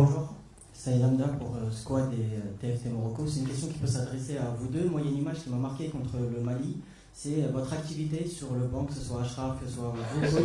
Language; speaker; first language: French; native; French